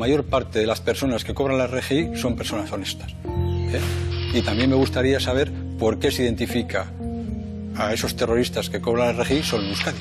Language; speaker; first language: Spanish; native; Spanish